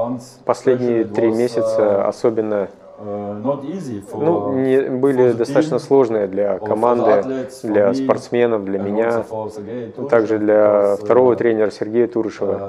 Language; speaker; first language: Russian; non-native, fluent; German